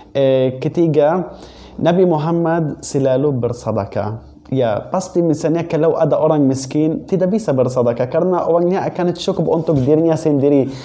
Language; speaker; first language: Indonesian; non-native, fluent; Arabic